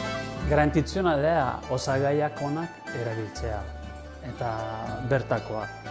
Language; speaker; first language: Basque; non-native, learner; Italian